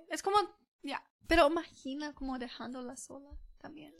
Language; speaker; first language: Spanish; non-native, learner; English